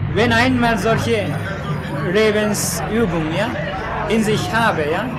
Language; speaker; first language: German; non-native, learner; Korean